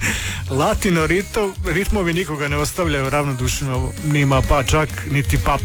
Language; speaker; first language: Serbian; native; Serbian